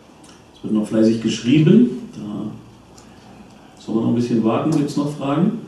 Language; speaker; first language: German; native; German